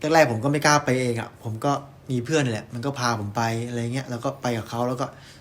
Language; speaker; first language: Thai; native; Thai